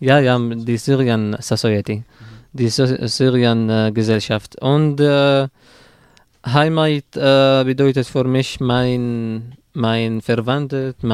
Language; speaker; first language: German; non-native, learner; Arabic